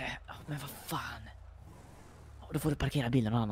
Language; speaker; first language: Swedish; native; Swedish